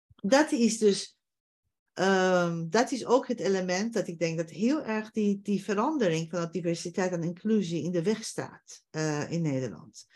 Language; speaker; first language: Dutch; non-native, fluent; Persian